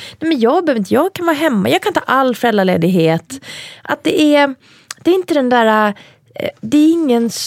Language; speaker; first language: Swedish; early bilingual, other home language; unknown